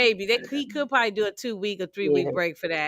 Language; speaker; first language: English; native; English